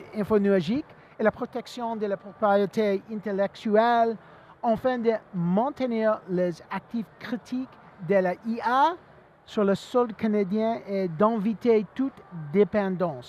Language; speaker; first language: French; non-native, learner; English